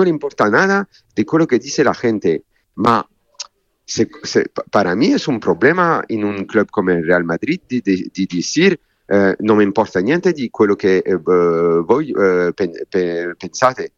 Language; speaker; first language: Spanish; non-native, learner; French